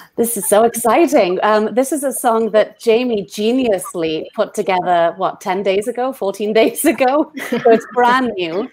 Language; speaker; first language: English; native; English